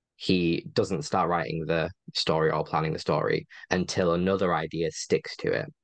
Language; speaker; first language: English; native; English